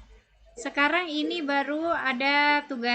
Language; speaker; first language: Indonesian; native; Indonesian